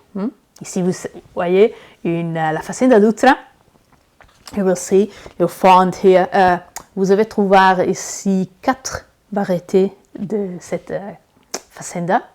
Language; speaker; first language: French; non-native, learner; Italian